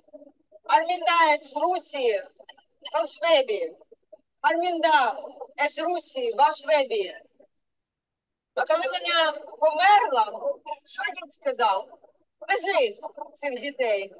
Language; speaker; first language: Ukrainian; non-native, local second language; Russian